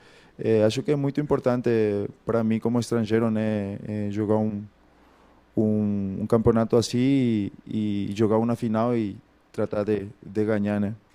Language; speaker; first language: Portuguese; non-native, fluent; Spanish